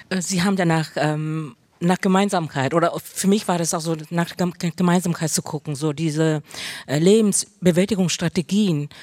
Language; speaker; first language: German; early bilingual, other home language; Vietnamese